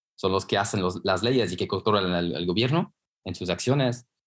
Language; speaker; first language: Spanish; non-native, fluent; Luxembourgish